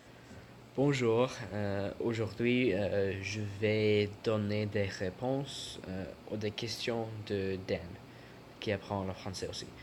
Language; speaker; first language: French; non-native, learner; English